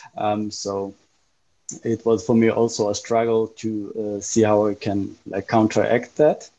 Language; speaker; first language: English; non-native, fluent; Hebrew